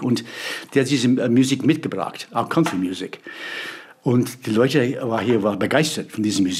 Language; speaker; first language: German; non-native, fluent; English